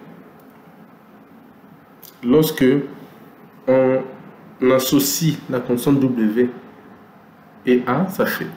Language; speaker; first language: French; non-native, local second language; Lingala